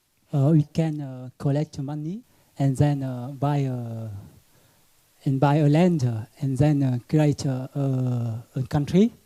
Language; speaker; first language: English; non-native, learner; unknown